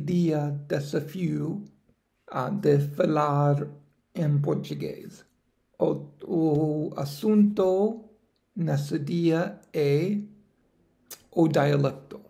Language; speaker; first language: Portuguese; non-native, learner; English